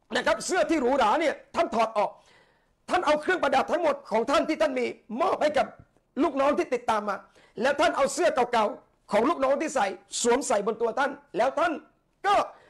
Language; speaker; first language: Thai; non-native, local second language; Malay